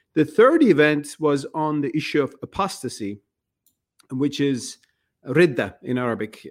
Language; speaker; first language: English; non-native, fluent; Turkish